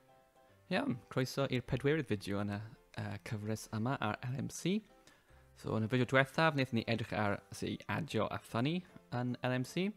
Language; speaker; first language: Welsh; native; Welsh